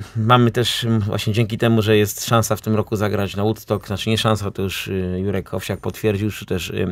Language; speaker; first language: Polish; native; Polish